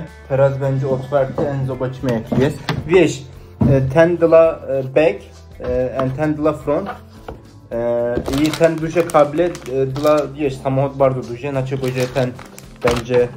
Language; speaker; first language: Polish; non-native, learner; Turkish